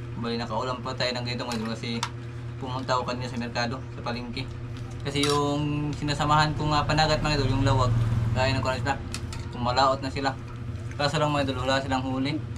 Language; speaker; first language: Filipino; non-native, local second language; Cebuano